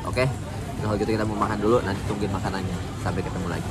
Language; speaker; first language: Indonesian; native; Indonesian